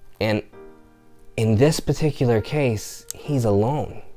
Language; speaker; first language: English; native; English